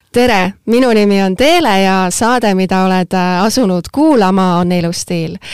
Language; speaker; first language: Estonian; native; Estonian